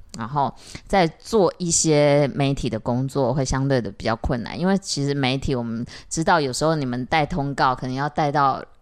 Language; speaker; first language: Chinese; native; Chinese